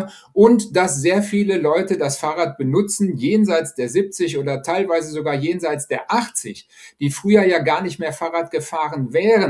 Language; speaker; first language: German; native; German